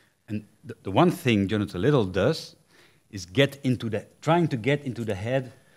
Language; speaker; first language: English; non-native, fluent; Dutch